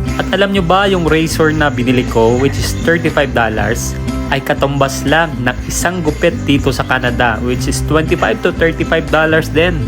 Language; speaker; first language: Filipino; non-native, local second language; Hiligaynon